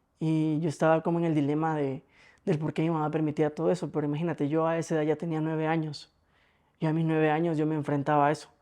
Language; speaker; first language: Spanish; native; Spanish